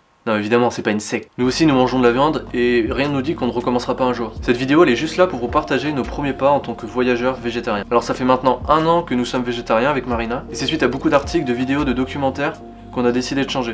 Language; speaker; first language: French; native; French